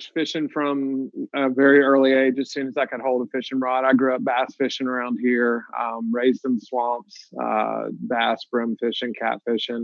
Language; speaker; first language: English; native; English